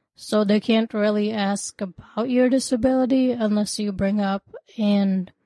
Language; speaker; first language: English; non-native, local second language; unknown